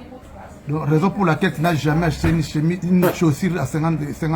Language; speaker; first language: French; non-native, local second language; Lingala